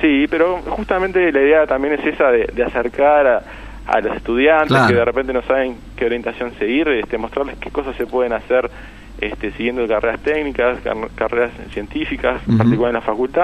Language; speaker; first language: Spanish; native; Spanish